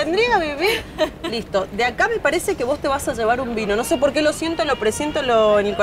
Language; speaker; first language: Spanish; native; Spanish